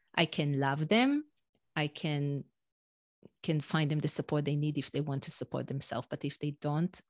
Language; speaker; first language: English; non-native, fluent; Hebrew